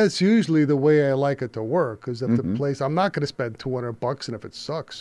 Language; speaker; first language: English; native; English